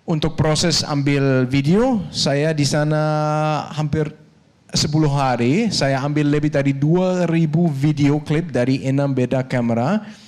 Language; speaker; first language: Indonesian; non-native, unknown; Danish